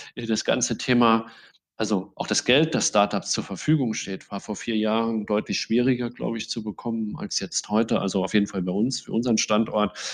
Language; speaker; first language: German; native; German